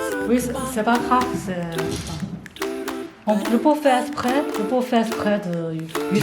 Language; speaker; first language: French; non-native, fluent; Chinese